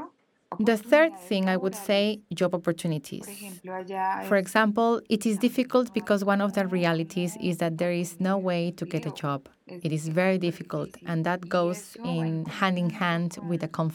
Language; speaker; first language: English; non-native, fluent; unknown